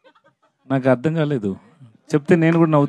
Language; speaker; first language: Telugu; non-native, learner; Tamil